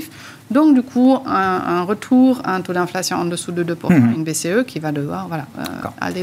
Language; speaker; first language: French; native; French